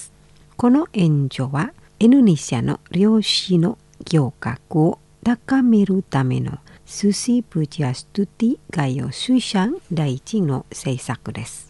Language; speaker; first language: Japanese; non-native, fluent; Indonesian